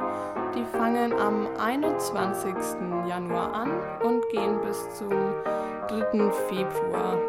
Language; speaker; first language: German; native; German